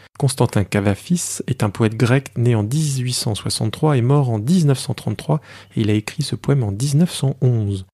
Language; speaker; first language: French; native; French